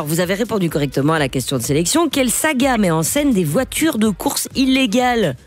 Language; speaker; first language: French; native; French